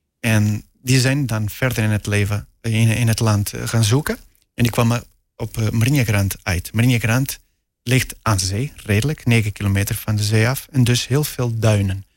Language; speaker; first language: Dutch; non-native, fluent; Portuguese